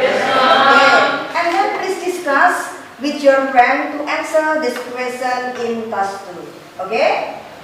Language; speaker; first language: English; non-native, fluent; Indonesian